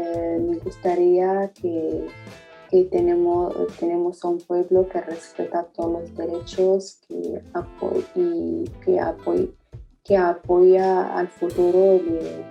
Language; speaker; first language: Spanish; non-native, fluent; Arabic